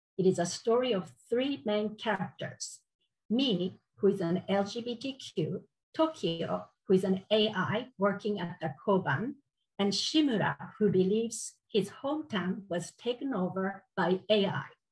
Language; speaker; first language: English; non-native, fluent; Japanese